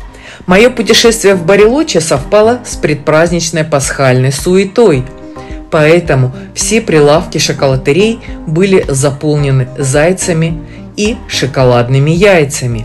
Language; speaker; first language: Russian; native; Russian